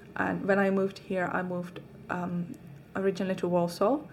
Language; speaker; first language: English; non-native, fluent; Czech